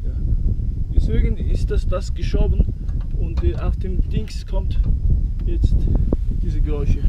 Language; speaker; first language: German; non-native, learner; Mongolian